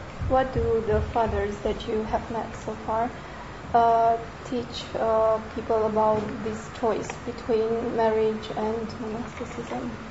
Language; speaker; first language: English; non-native, fluent; Romanian